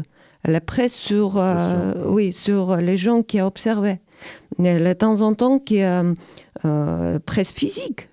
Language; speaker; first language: French; non-native, learner; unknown